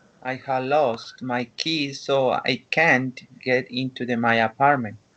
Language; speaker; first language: English; non-native, learner; Spanish